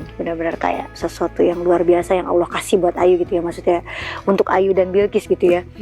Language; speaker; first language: Indonesian; native; Indonesian